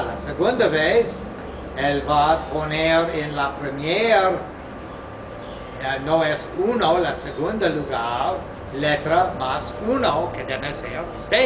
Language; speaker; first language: Spanish; non-native, fluent; English